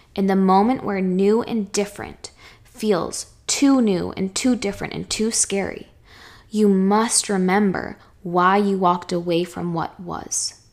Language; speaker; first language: English; native; English